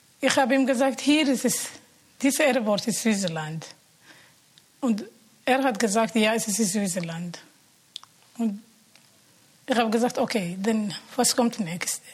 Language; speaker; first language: German; non-native, learner; Somali